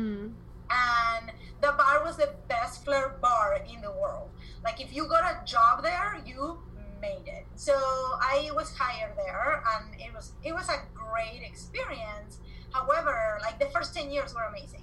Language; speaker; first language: English; non-native, fluent; Spanish